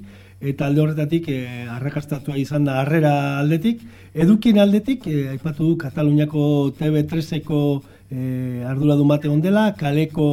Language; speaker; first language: Basque; native; Basque